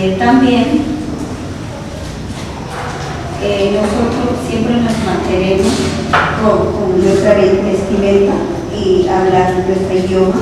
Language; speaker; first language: Spanish; non-native, local second language; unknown